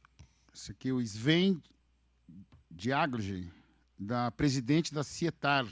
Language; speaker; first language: Portuguese; native; Portuguese